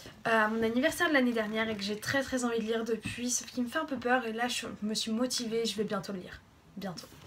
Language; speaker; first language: French; native; French